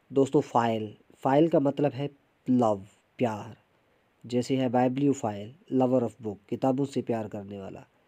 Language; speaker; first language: Urdu; non-native, local second language; Sindhi